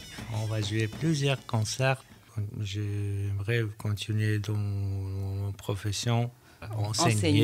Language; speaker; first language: French; non-native, learner; Armenian